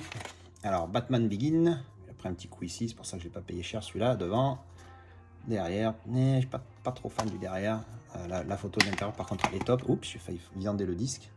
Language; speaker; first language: French; native; French